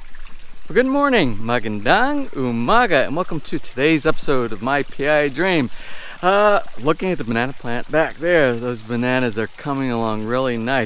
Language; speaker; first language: English; native; English